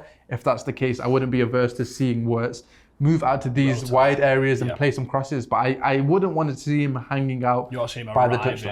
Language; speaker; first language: English; native; English